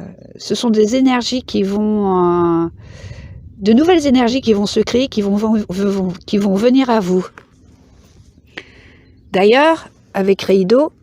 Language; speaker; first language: French; native; French